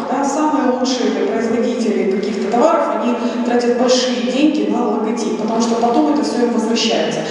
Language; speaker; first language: Russian; non-native, local second language; Ukrainian